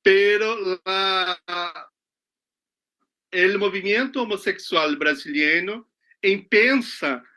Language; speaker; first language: Spanish; non-native, learner; Portuguese